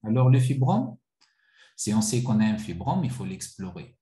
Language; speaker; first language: French; non-native, local second language; Arabic